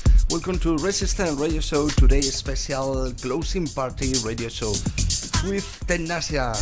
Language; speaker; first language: English; non-native, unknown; Spanish